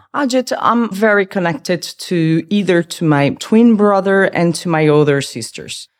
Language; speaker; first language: English; non-native, fluent; Portuguese